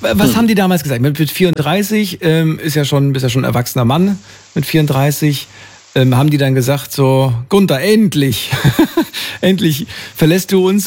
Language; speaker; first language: German; native; German